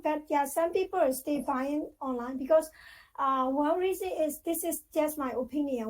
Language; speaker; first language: English; non-native, fluent; Burmese